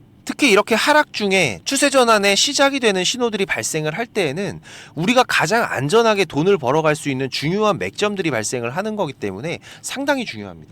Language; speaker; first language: Korean; native; Korean